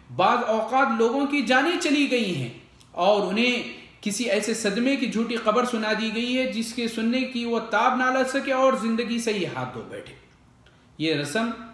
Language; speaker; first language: Urdu; native; Urdu